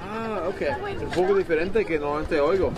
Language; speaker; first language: Spanish; non-native, fluent; English